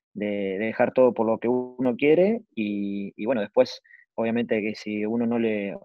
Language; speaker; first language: Spanish; native; Spanish